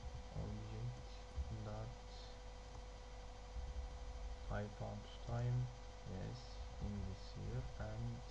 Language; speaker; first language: English; non-native, learner; Turkish